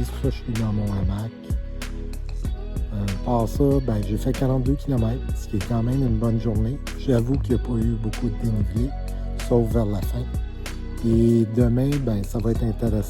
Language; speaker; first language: French; native; French